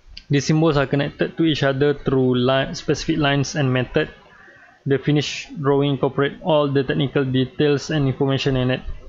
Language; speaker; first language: English; non-native, local second language; Malay